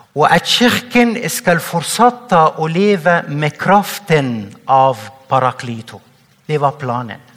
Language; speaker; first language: Norwegian; non-native, fluent; Arabic